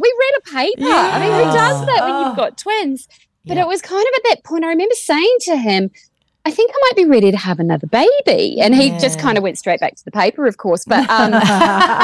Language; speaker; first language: English; native; English